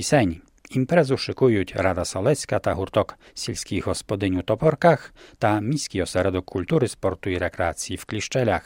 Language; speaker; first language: Ukrainian; native; Ukrainian